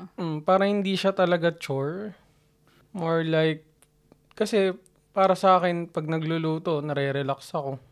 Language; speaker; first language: Filipino; native; Filipino